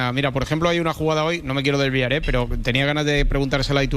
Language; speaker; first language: Spanish; native; Spanish